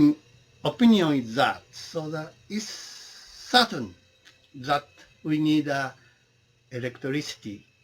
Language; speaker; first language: English; non-native, learner; Japanese